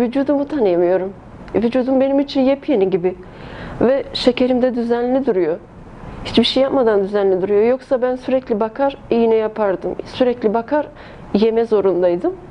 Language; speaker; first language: Turkish; early bilingual, heritage; Turkish